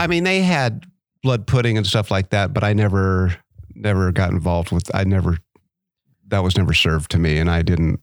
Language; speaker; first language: English; native; English